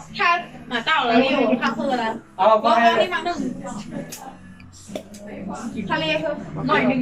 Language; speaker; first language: Chinese; non-native, learner; Lao